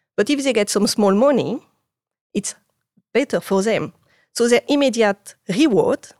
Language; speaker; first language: English; non-native, fluent; French